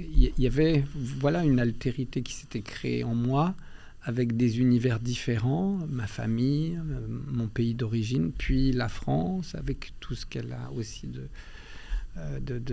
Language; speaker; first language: French; early bilingual, other home language; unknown